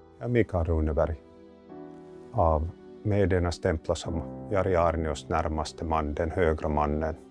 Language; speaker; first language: Swedish; native; Swedish